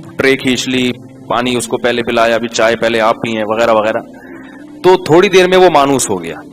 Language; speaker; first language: Urdu; native; Urdu